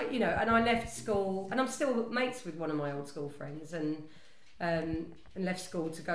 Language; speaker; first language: English; native; English